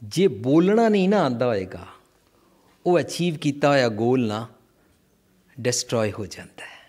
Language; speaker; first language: Hindi; non-native, local second language; Punjabi